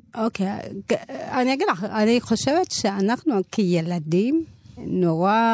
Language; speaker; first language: Hebrew; early bilingual, other home language; Amharic